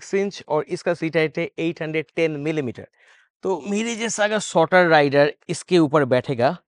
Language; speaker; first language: Hindi; non-native, local second language; Bangla